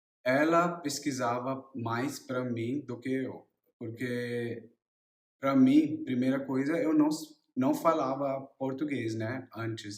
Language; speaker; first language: Portuguese; non-native, learner; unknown